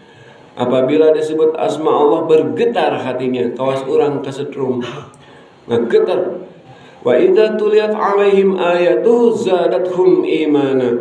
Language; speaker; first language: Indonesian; non-native, local second language; Sundanese